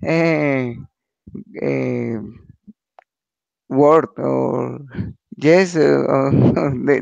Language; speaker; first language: English; non-native, learner; Spanish